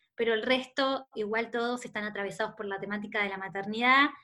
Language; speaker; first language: Spanish; native; Spanish